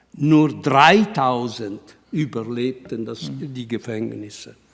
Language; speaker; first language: German; non-native, fluent; Italian